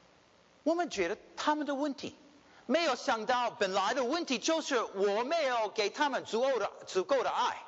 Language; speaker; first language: Chinese; early bilingual, heritage; Chinese